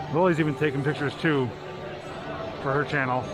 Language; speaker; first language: English; native; English